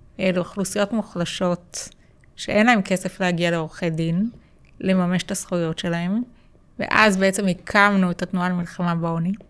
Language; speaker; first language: Hebrew; native; Hebrew